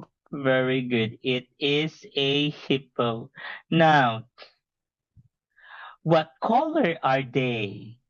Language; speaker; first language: English; non-native, fluent; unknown